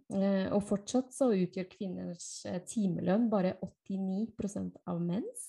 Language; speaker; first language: Norwegian; non-native, fluent; Spanish